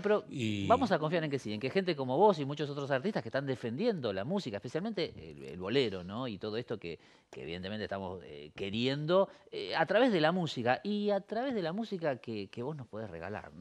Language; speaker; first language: Spanish; native; Spanish